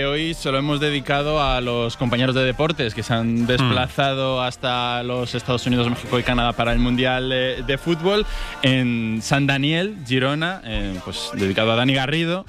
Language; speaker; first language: Spanish; native; Spanish